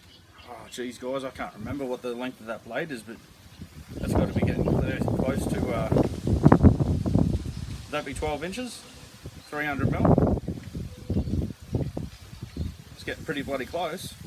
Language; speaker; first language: English; native; English